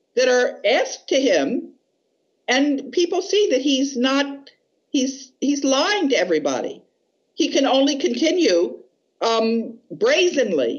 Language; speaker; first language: English; native; English